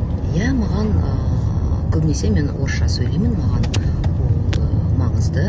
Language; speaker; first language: Kazakh; non-native, local second language; Russian